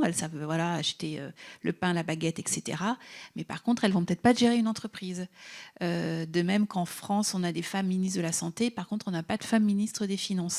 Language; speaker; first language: French; native; French